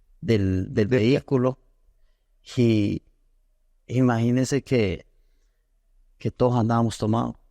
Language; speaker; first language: Spanish; native; Spanish